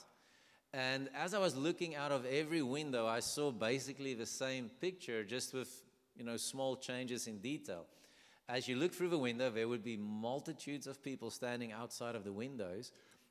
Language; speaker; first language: English; non-native, local second language; Afrikaans